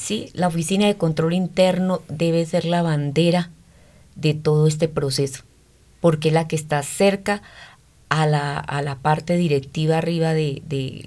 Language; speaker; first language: Spanish; native; Spanish